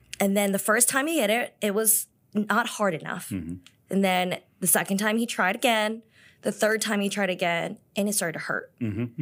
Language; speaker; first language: English; early bilingual, other home language; Korean